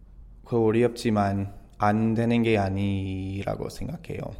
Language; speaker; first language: Korean; non-native, fluent; English